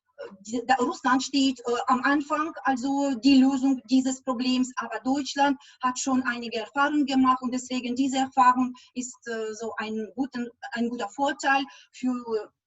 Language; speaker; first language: German; non-native, fluent; Russian